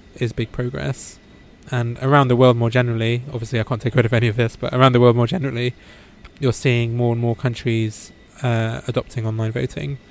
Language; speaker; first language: English; native; English